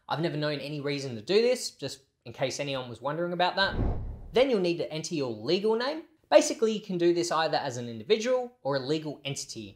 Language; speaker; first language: English; native; English